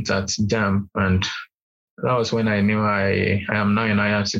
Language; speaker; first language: English; non-native, local second language; Yoruba